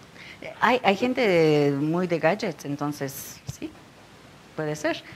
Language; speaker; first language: Spanish; non-native, fluent; Turkish